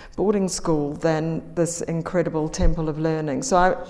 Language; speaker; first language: English; native; English